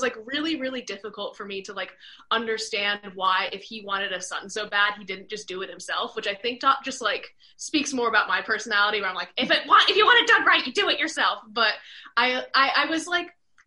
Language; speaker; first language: English; native; English